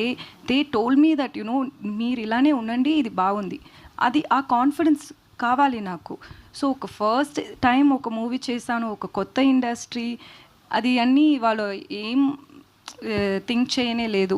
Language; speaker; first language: Telugu; non-native, learner; Tamil